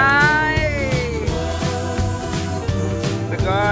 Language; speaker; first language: Japanese; non-native, learner; Filipino